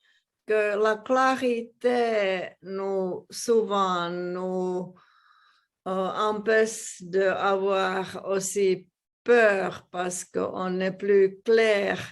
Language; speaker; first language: French; non-native, fluent; Portuguese